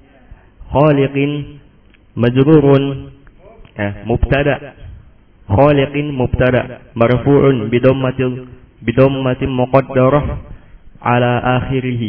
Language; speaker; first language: Arabic; non-native, learner; Indonesian